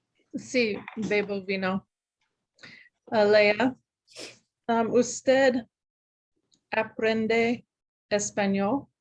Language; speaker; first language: Spanish; non-native, learner; English